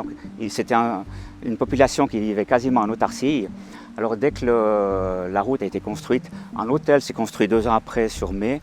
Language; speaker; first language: French; native; French